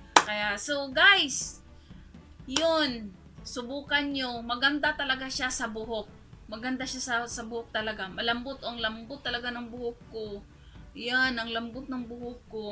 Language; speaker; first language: Filipino; non-native, local second language; Cebuano